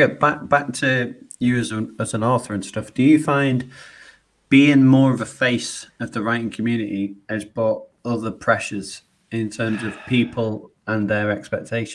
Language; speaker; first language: English; native; English